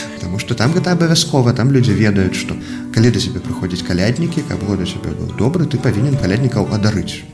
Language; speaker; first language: Belarusian; native; Belarusian